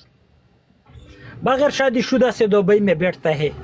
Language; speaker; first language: Hindi; non-native, learner; Pashto